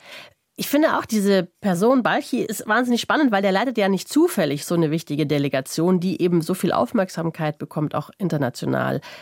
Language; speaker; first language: German; native; German